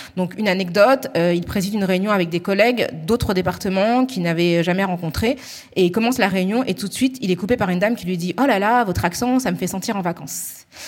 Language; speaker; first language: French; native; French